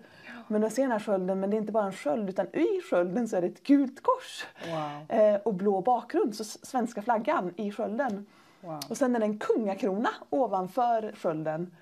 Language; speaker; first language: Swedish; native; Swedish